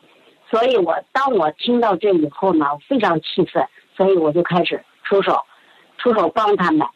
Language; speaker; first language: Chinese; native; Chinese